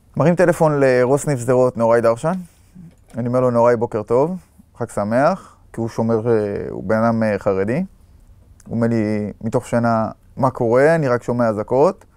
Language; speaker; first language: Hebrew; native; Hebrew